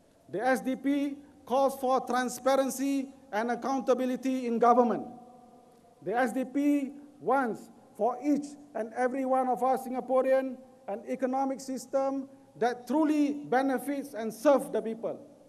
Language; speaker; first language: English; non-native, local second language; Malay